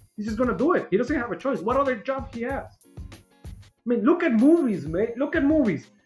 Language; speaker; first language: English; non-native, fluent; Spanish